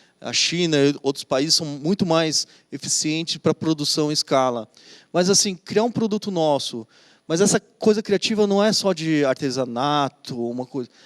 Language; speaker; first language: Portuguese; native; Portuguese